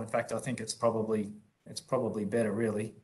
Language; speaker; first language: English; native; English